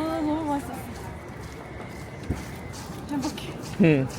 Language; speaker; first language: Korean; non-native, learner; Japanese